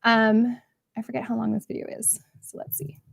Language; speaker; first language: English; native; English